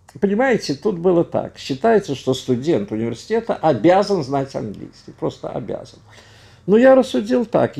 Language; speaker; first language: Russian; native; Russian